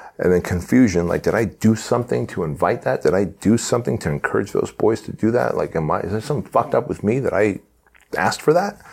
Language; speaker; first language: English; early bilingual, other home language; Armenian